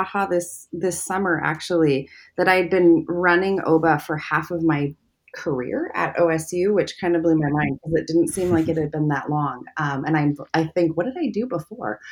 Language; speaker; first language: English; native; English